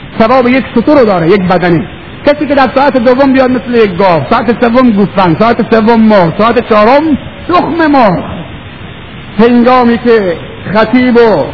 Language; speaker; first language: Persian; native; Persian